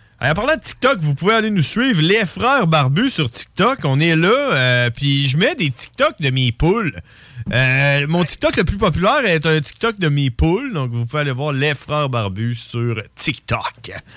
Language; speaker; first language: French; native; French